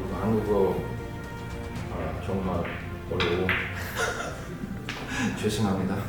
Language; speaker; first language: Korean; non-native, learner; Swedish